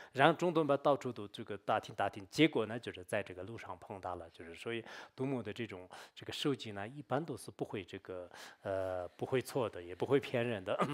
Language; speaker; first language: Chinese; non-native, local second language; Tibetan